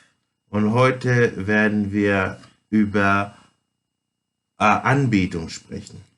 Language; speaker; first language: German; non-native, fluent; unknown